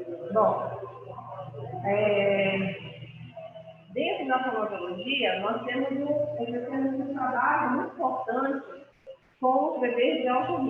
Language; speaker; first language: Portuguese; native; Portuguese